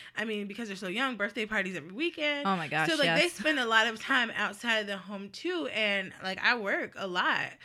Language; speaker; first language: English; native; English